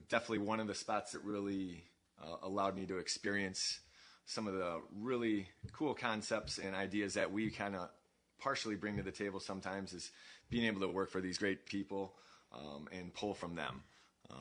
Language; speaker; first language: English; native; English